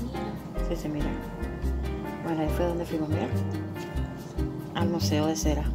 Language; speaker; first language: Spanish; native; Spanish